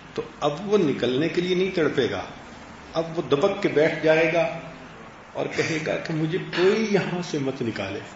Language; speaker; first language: Urdu; native; Urdu